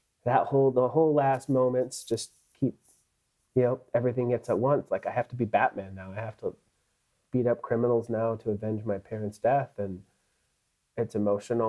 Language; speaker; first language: English; native; English